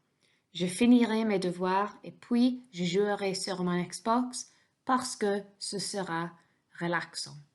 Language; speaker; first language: French; non-native, fluent; English